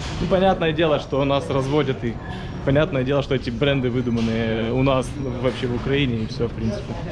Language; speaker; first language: Russian; native; Russian